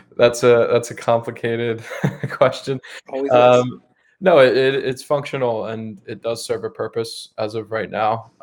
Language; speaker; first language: English; native; English